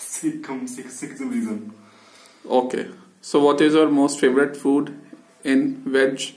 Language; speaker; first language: English; non-native, local second language; Hindi